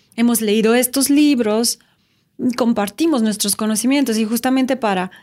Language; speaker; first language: Spanish; non-native, fluent; Romanian